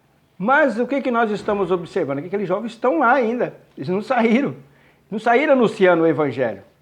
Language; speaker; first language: Portuguese; native; Portuguese